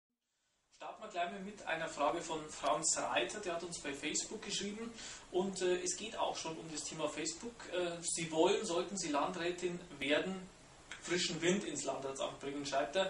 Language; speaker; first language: German; native; German